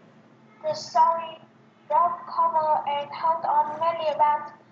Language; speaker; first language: English; non-native, learner; Vietnamese